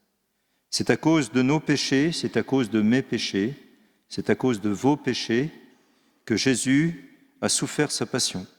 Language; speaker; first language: French; native; French